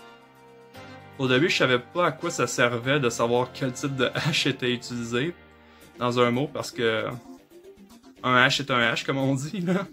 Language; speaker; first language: French; native; French